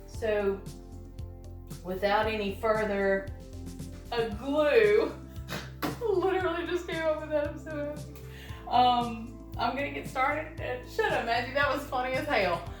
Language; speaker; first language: English; native; English